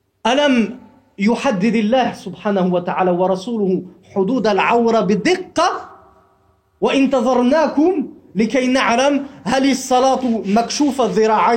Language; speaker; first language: Arabic; non-native, fluent; French